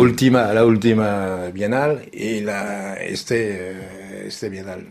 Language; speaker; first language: Spanish; non-native, learner; French